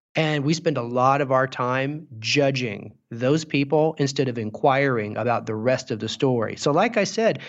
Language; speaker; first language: English; native; English